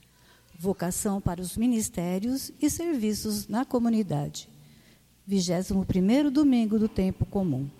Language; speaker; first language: Portuguese; native; Portuguese